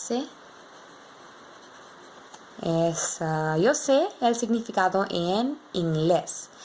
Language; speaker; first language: Spanish; non-native, learner; English